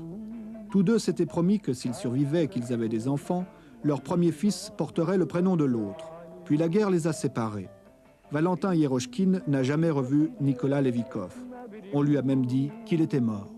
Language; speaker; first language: French; native; French